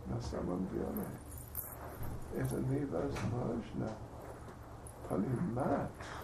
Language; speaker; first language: Russian; non-native, learner; English